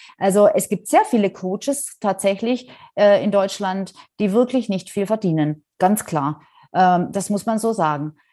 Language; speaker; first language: German; native; German